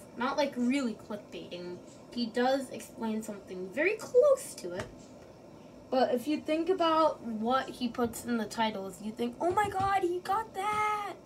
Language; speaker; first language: English; native; English